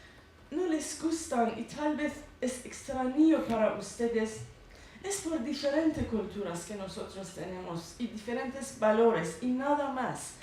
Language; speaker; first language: Spanish; non-native, learner; Persian